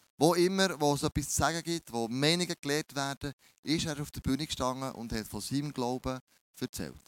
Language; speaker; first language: German; native; German